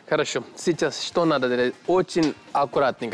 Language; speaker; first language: Russian; non-native, learner; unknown